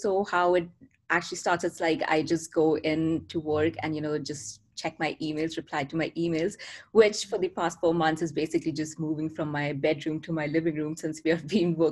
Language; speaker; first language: English; non-native, local second language; Hindi